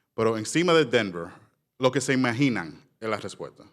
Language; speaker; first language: Spanish; early bilingual, heritage; Spanish